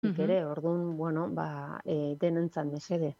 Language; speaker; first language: Basque; native; Basque